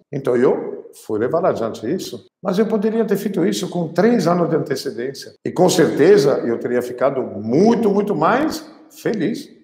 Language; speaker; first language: Portuguese; non-native, fluent; Italian